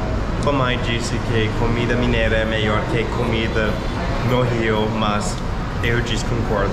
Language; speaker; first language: Portuguese; non-native, learner; English